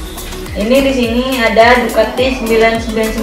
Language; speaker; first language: Indonesian; native; Indonesian